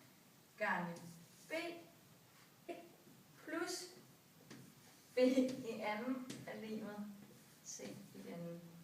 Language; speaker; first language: Danish; native; Danish